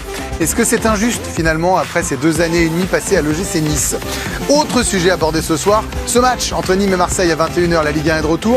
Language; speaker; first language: French; native; French